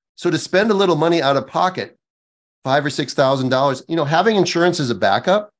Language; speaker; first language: English; native; English